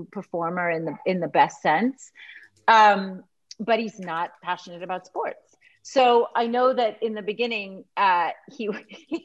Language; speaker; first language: English; native; English